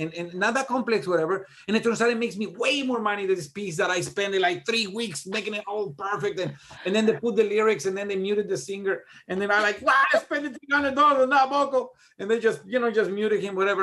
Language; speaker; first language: English; non-native, fluent; Spanish